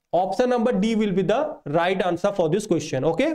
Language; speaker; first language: Hindi; non-native, local second language; Odia